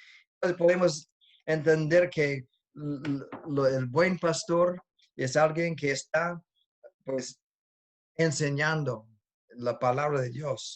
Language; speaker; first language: Spanish; non-native, fluent; English